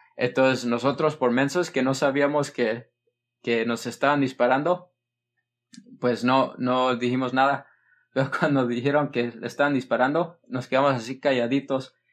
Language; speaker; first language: Spanish; early bilingual, heritage; Spanish